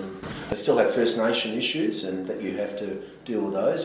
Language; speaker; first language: English; native; English